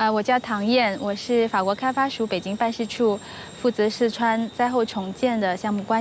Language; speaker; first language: Chinese; native; Chinese